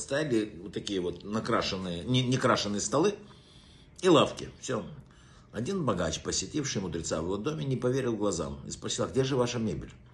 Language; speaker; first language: Russian; native; Russian